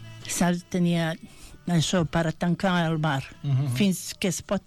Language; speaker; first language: Catalan; non-native, fluent; Bosnian